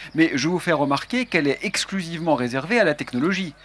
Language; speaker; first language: French; native; French